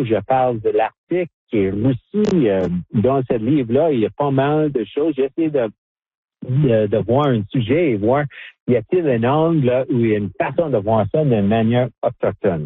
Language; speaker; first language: French; non-native, local second language; English